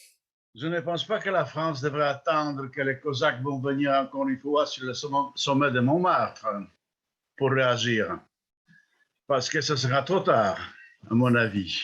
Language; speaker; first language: French; non-native, fluent; Polish